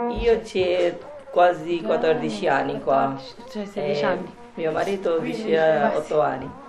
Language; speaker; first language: Italian; non-native, learner; Urdu